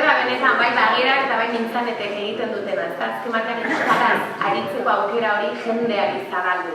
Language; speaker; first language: Basque; native; Basque